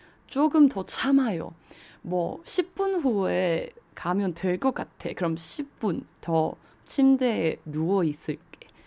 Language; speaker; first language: Korean; non-native, fluent; Chinese